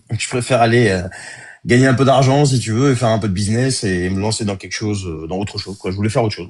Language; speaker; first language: French; early bilingual, other home language; Arabic